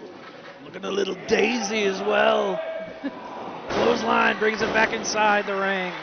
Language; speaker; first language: English; native; English